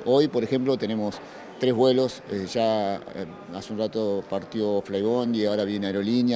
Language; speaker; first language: Spanish; native; Spanish